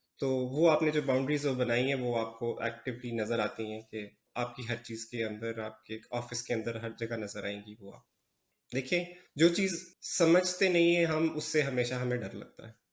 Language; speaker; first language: Urdu; native; Urdu